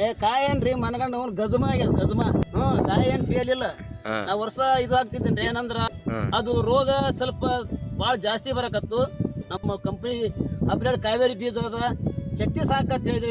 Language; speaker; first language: Kannada; native; Kannada